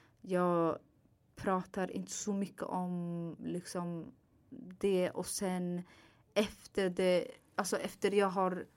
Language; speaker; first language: Swedish; non-native, fluent; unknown